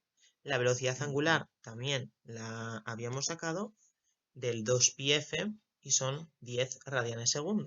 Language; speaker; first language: Spanish; native; Spanish